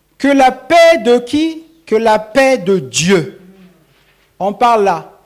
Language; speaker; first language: French; non-native, local second language; Sango